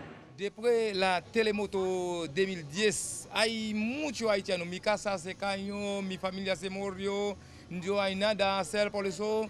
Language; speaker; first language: Spanish; non-native, learner; Haitian Creole